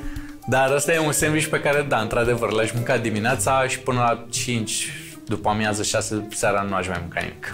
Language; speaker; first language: Romanian; native; Romanian